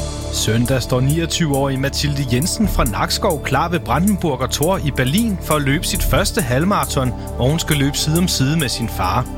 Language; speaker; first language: Danish; native; Danish